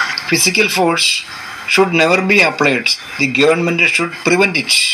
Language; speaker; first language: English; non-native, local second language; Malayalam